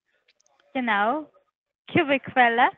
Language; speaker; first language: German; non-native, learner; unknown